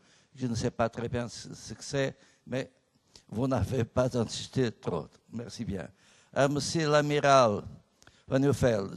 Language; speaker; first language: French; non-native, fluent; Portuguese